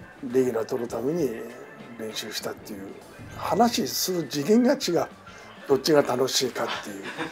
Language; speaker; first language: Japanese; native; Japanese